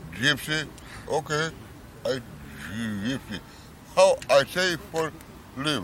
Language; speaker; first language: English; non-native, learner; Romany